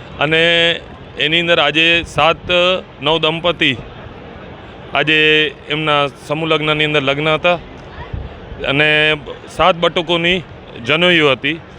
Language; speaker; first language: Gujarati; native; Gujarati